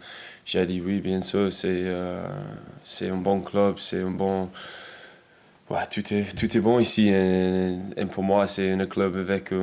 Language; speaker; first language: French; non-native, learner; English